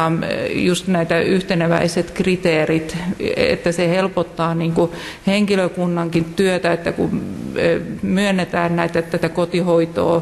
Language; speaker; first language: Finnish; native; Finnish